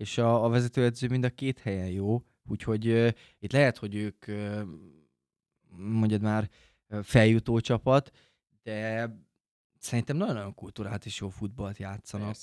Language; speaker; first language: Hungarian; native; Hungarian